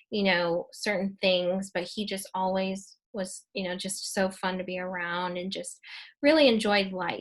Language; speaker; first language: English; native; English